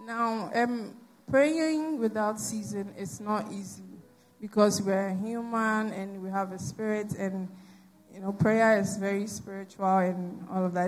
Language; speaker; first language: English; non-native, local second language; Akan